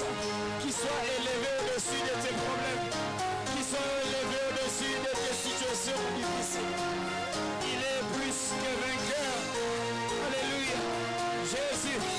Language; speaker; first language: French; non-native, local second language; Lingala